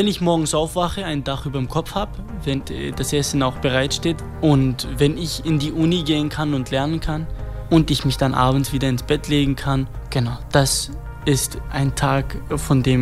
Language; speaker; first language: German; non-native, fluent; Kurdish